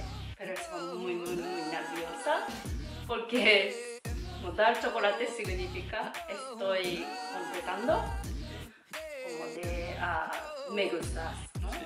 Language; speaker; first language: Spanish; non-native, learner; Japanese